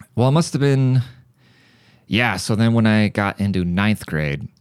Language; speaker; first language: English; early bilingual, other home language; German